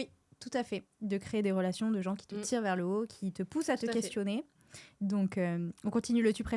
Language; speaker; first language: French; native; French